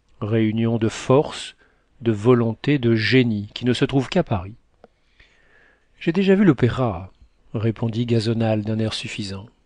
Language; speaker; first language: French; native; French